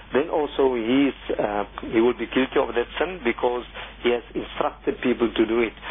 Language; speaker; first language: English; native; English